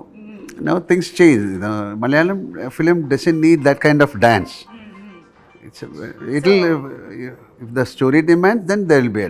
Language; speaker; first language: English; non-native, local second language; Malayalam